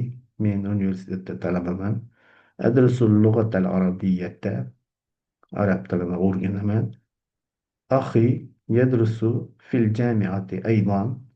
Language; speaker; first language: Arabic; non-native, fluent; Uzbek